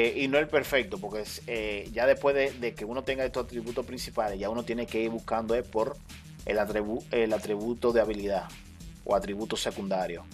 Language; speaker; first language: Spanish; native; Spanish